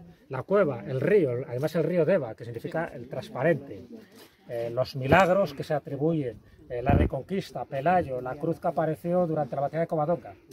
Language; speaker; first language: Spanish; native; Spanish